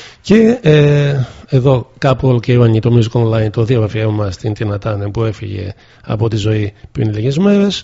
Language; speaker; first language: Greek; native; Greek